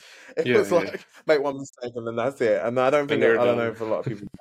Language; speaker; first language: English; native; English